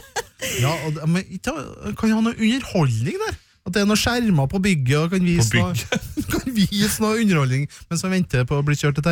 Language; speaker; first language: Norwegian; native; Norwegian